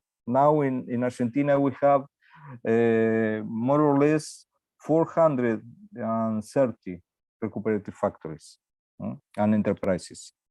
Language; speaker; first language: English; non-native, learner; Spanish